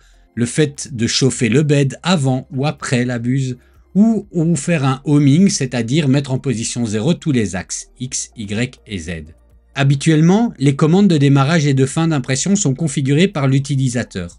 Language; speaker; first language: French; native; French